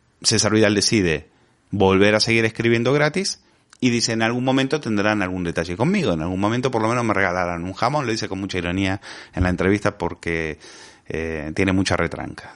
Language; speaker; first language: Spanish; native; Spanish